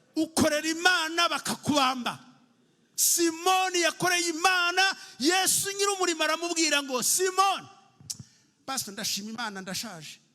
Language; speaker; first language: Kinyarwanda; early bilingual, heritage; Kinyarwanda